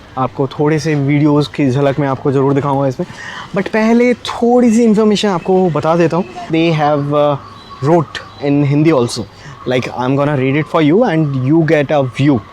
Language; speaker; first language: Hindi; native; Hindi